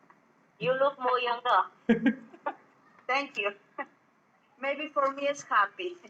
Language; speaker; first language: English; non-native, learner; Spanish